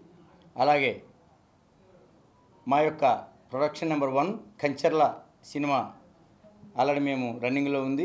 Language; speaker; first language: Telugu; native; Telugu